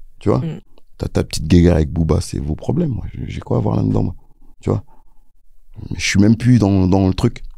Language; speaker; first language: French; early bilingual, other home language; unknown